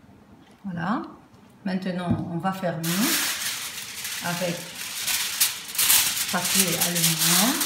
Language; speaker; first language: French; non-native, fluent; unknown